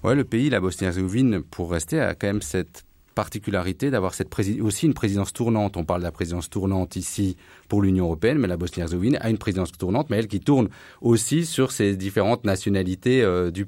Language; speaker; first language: French; native; French